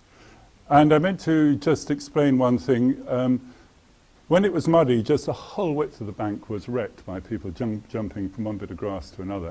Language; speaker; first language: English; native; English